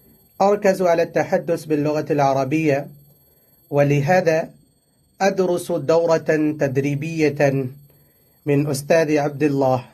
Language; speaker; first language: Arabic; non-native, learner; Tamil